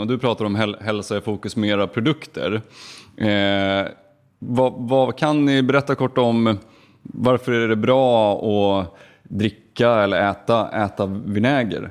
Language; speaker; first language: Swedish; native; Swedish